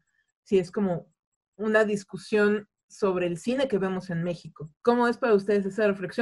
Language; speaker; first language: Spanish; native; Spanish